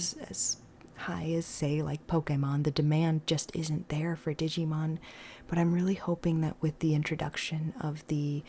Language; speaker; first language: English; native; English